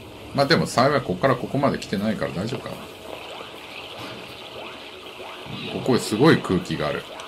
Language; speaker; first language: Japanese; native; Japanese